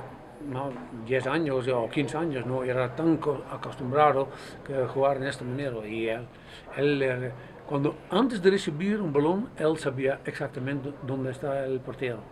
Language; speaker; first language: Spanish; non-native, fluent; Dutch